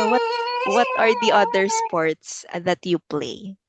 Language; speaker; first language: English; non-native, local second language; Filipino